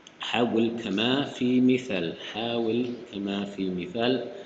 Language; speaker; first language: Arabic; non-native, fluent; English